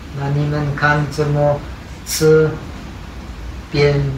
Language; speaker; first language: Chinese; non-native, fluent; Czech